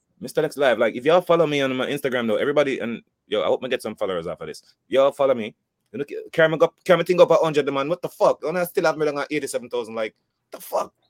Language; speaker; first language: English; native; English